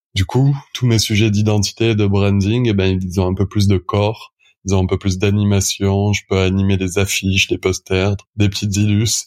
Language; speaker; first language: French; native; French